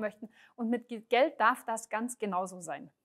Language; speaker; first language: German; native; German